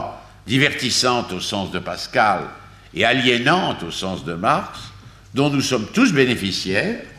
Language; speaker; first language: French; native; French